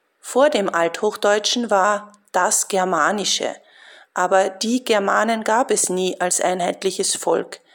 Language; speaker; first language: German; native; German